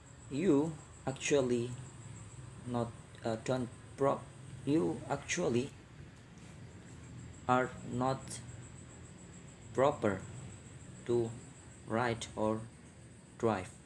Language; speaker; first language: English; non-native, learner; Indonesian